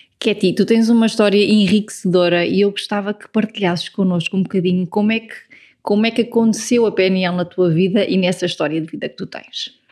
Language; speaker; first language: Portuguese; native; Portuguese